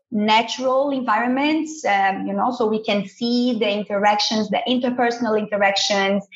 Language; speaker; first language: English; non-native, fluent; Portuguese